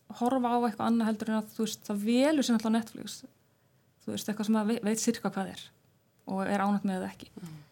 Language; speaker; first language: Icelandic; non-native, fluent; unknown